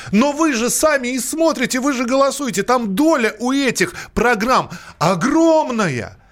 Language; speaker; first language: Russian; native; Russian